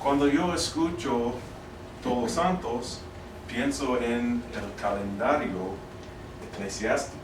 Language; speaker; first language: Spanish; non-native, fluent; English